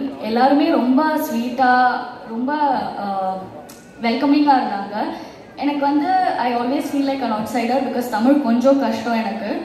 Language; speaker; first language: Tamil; non-native, fluent; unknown